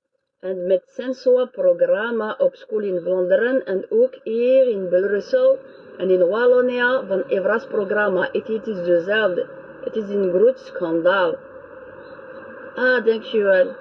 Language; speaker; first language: Dutch; non-native, learner; French